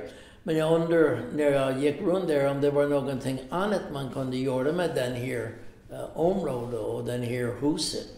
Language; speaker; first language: Swedish; non-native, fluent; English